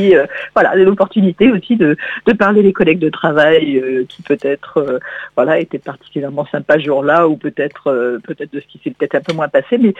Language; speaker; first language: French; native; French